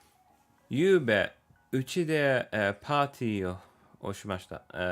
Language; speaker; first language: Japanese; non-native, learner; English